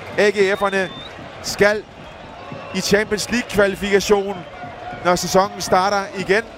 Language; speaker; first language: Danish; native; Danish